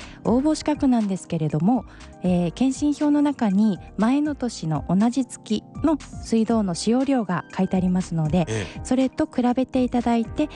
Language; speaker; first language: Japanese; native; Japanese